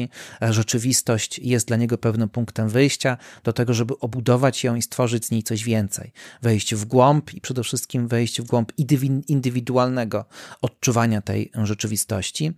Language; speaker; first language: Polish; native; Polish